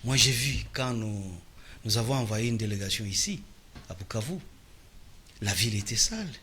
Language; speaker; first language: French; non-native, local second language; Swahili